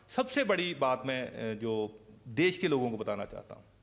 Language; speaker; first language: Hindi; non-native, local second language; Punjabi